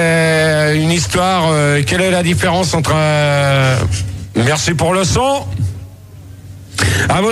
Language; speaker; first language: French; native; French